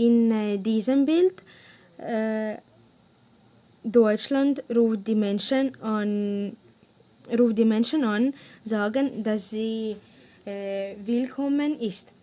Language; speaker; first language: German; non-native, learner; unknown